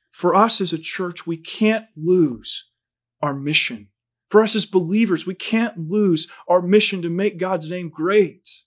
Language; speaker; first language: English; native; English